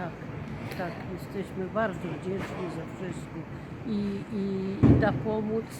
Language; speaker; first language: Polish; early bilingual, heritage; Polish